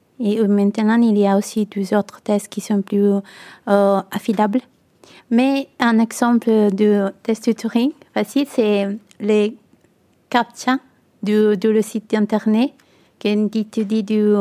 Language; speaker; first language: French; non-native, learner; Italian